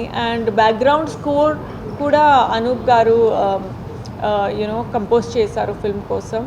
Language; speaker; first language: Telugu; non-native, fluent; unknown